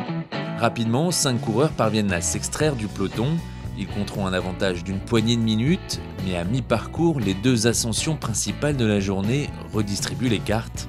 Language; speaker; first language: French; native; French